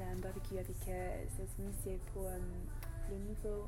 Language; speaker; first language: French; non-native, learner; English